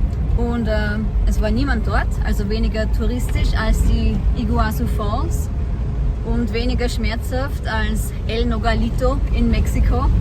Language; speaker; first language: German; native; German